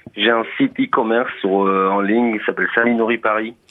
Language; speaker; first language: French; non-native, fluent; Persian